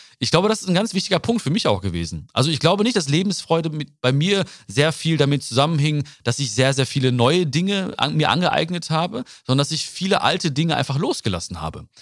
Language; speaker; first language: German; early bilingual, other home language; Malayalam